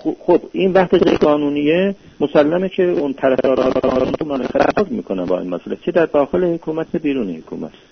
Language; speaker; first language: Persian; non-native, local second language; Azerbaijani